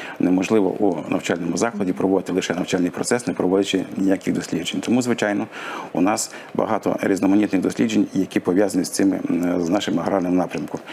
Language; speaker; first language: Ukrainian; native; Ukrainian